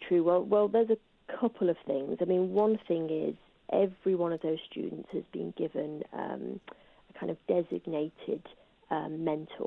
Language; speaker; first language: English; native; English